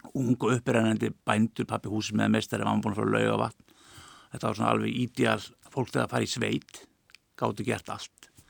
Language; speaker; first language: Icelandic; native; Icelandic